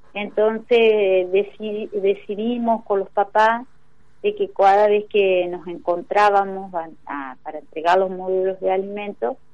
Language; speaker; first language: Spanish; native; Spanish